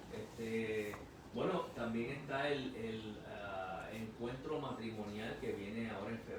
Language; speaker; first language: Spanish; native; Spanish